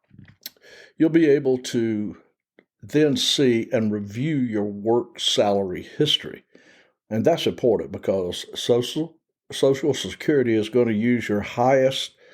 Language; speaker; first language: English; native; English